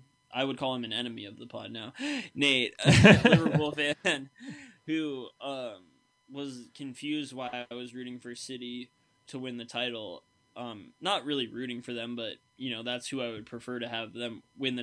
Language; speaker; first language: English; native; English